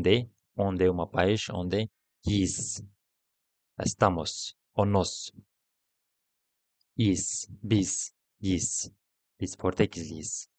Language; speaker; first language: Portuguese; non-native, learner; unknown